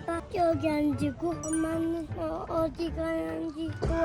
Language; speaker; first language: Korean; early bilingual, heritage; Korean